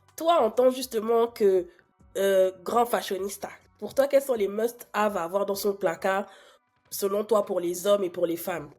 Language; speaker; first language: French; native; French